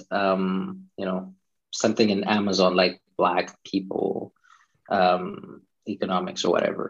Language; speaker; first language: English; non-native, local second language; Shona